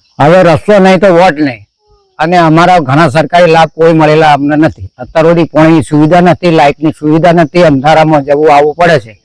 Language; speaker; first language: Gujarati; native; Gujarati